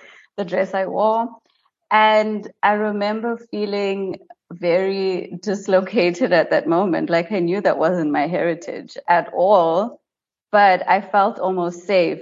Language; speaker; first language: English; native; English